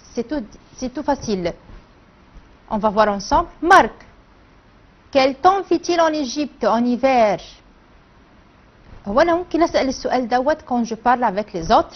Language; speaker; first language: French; non-native, fluent; Arabic